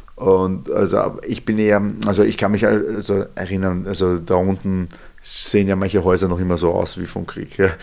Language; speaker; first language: German; early bilingual, other home language; Serbian